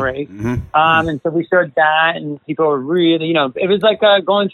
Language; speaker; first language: English; native; English